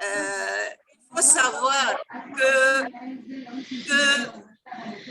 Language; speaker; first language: French; non-native, local second language; Arabic